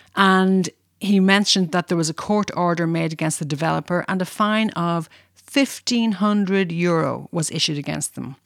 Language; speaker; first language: English; native; English